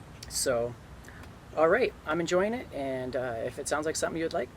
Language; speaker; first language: English; native; English